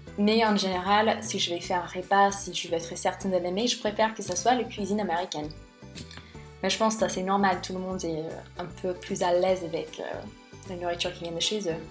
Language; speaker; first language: French; non-native, fluent; English